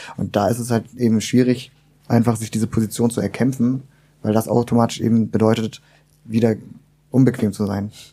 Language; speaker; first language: German; early bilingual, other home language; Turkish